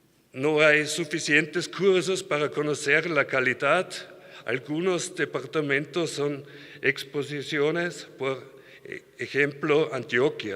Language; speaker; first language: Spanish; non-native, learner; German